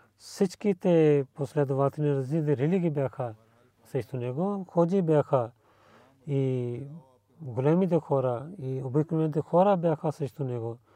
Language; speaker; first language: Bulgarian; non-native, learner; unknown